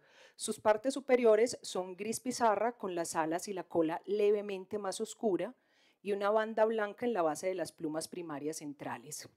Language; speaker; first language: Spanish; native; Spanish